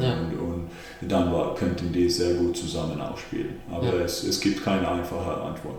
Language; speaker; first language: German; non-native, fluent; Finnish